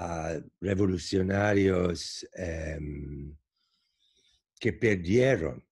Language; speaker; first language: Spanish; non-native, fluent; English